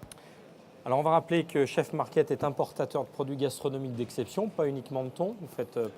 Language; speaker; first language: French; native; French